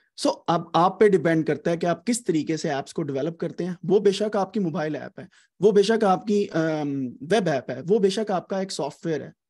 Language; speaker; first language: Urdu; native; Urdu